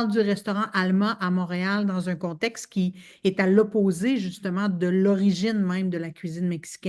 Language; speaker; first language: French; native; French